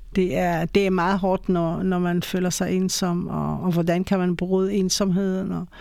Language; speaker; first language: Danish; non-native, fluent; Hebrew